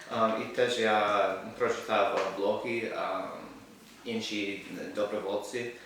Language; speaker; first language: Ukrainian; non-native, learner; English